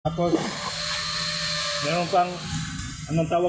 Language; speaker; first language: Filipino; non-native, local second language; Cebuano